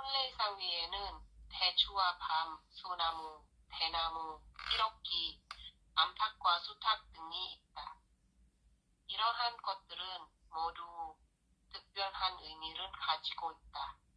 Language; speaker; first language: Korean; non-native, learner; Thai